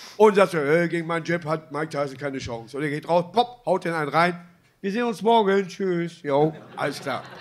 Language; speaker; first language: German; native; German